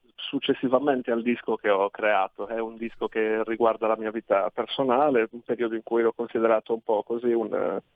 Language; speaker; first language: Italian; native; Italian